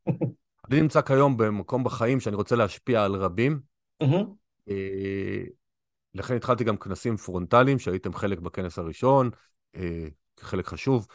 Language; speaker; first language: Hebrew; native; Hebrew